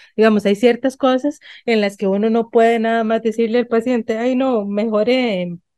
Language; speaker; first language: Spanish; native; Spanish